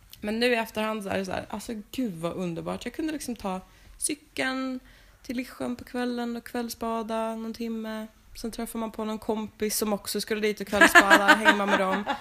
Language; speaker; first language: Swedish; native; Swedish